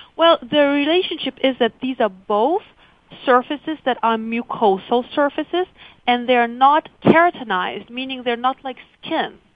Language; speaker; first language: English; early bilingual, other home language; Lithuanian